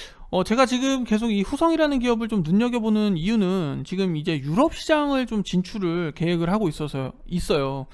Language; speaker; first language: Korean; native; Korean